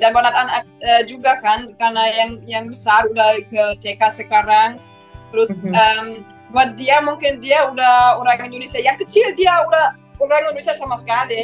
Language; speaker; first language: Indonesian; non-native, fluent; German